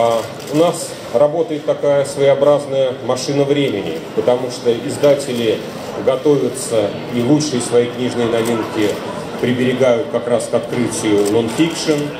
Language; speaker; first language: Russian; native; Russian